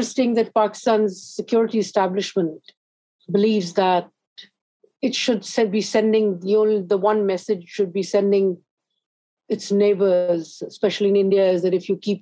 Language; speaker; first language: English; non-native, local second language; Urdu